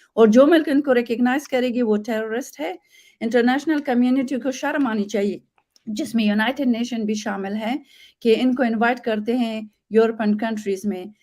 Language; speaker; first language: Urdu; non-native, fluent; Persian